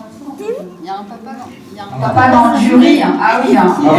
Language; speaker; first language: French; native; French